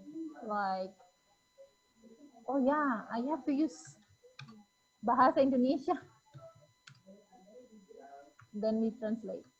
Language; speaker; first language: English; non-native, fluent; Indonesian